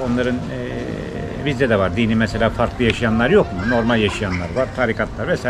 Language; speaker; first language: Turkish; native; Turkish